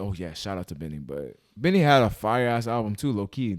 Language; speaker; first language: English; native; English